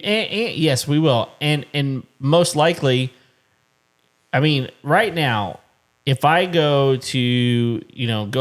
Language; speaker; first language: English; native; English